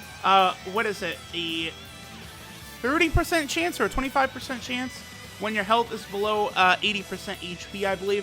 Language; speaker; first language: English; native; English